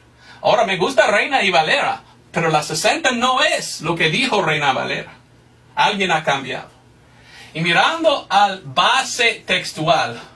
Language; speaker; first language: Spanish; non-native, fluent; English